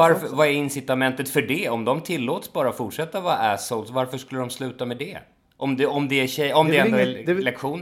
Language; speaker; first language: Swedish; native; Swedish